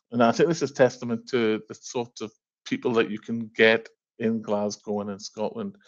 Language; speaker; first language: English; native; English